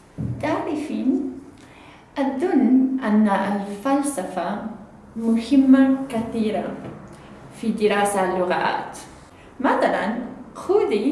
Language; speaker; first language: Arabic; non-native, learner; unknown